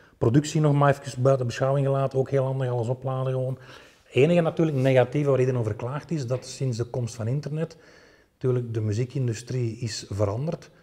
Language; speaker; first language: Dutch; native; Dutch